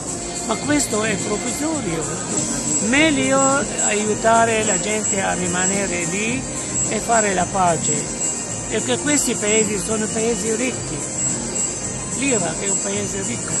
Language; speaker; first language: Italian; non-native, fluent; Arabic